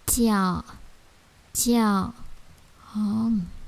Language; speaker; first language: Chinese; non-native, fluent; Lao